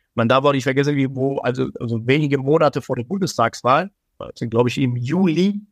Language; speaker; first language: German; early bilingual, other home language; Persian